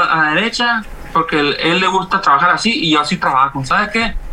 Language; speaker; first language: Spanish; native; Spanish